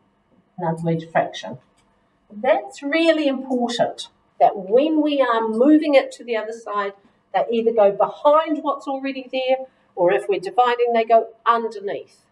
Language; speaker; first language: English; native; English